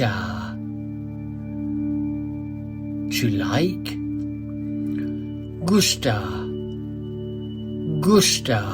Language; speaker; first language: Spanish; non-native, learner; English